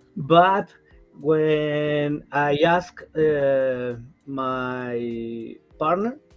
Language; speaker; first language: English; non-native, learner; Spanish